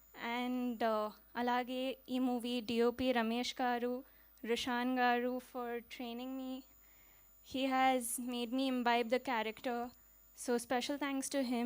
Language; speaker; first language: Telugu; non-native, learner; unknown